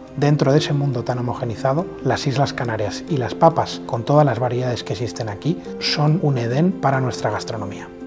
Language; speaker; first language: Spanish; native; Spanish